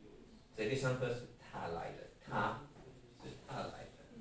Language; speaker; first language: Chinese; non-native, fluent; English